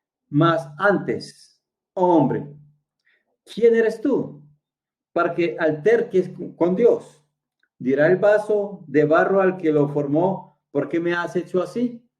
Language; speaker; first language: Spanish; native; Spanish